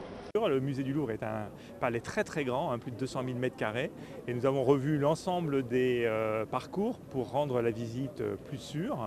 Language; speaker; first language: French; native; French